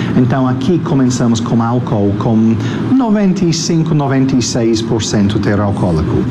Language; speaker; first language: Portuguese; non-native, fluent; English